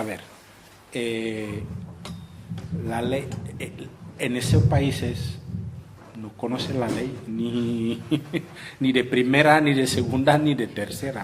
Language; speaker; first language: Spanish; non-native, fluent; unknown